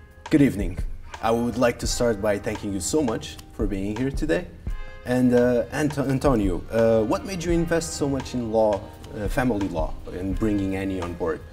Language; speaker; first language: English; early bilingual, other home language; Portuguese